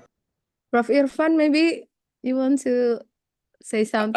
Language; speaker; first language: English; non-native, fluent; Indonesian